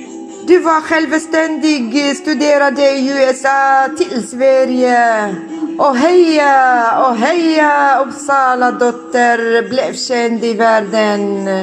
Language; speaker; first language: Swedish; non-native, learner; Kurdish